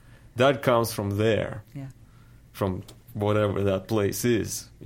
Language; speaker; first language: English; non-native, fluent; Russian